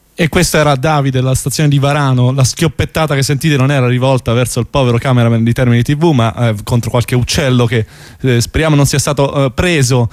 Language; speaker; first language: Italian; native; Italian